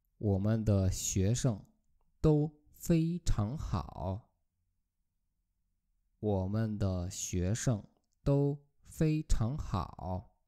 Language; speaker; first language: Chinese; non-native, fluent; Polish